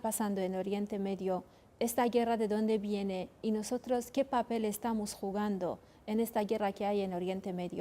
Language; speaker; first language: Spanish; non-native, fluent; Kurdish